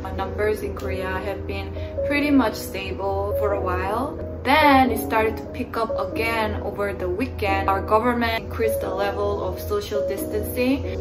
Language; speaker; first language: English; non-native, fluent; Korean